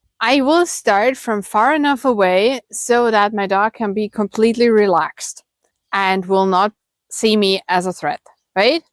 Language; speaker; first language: English; non-native, fluent; German